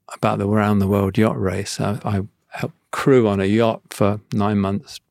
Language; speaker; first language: English; native; English